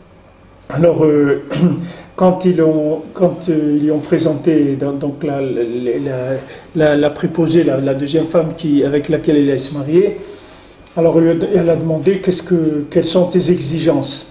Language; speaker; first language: French; native; French